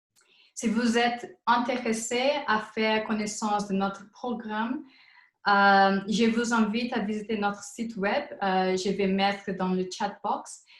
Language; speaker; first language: French; non-native, learner; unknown